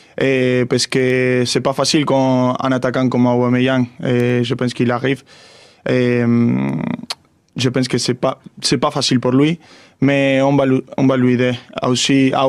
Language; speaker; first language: French; non-native, fluent; Spanish